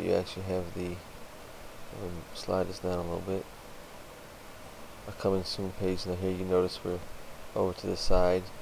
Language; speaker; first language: English; native; English